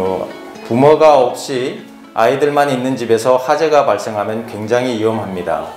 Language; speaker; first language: Korean; native; Korean